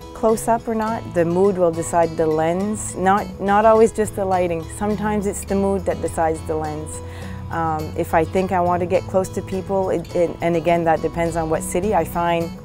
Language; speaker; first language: English; native; English